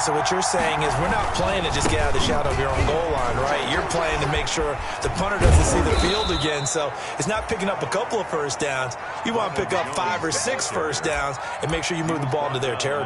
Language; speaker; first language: English; native; English